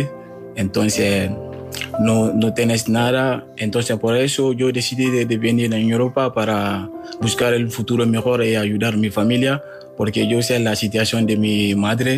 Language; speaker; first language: Spanish; non-native, learner; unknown